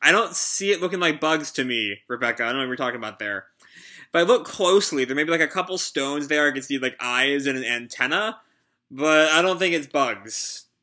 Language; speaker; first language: English; native; English